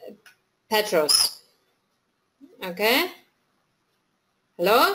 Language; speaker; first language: English; non-native, fluent; German